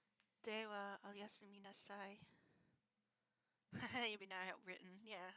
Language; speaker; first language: Japanese; non-native, learner; English